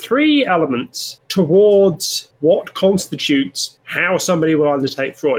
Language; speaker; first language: English; native; English